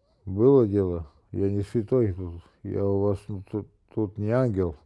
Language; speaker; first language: Russian; native; Russian